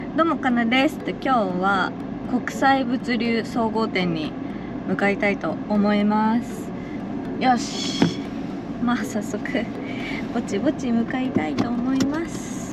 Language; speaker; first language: Japanese; native; Japanese